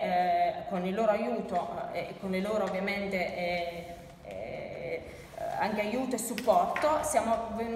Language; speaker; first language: Italian; native; Italian